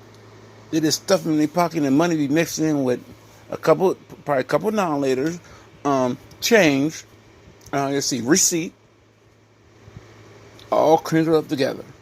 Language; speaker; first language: English; native; English